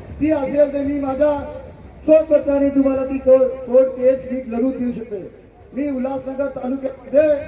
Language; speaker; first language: Hindi; non-native, local second language; Marathi